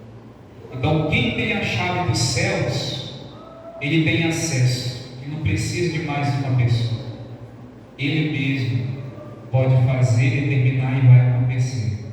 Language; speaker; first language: Portuguese; native; Portuguese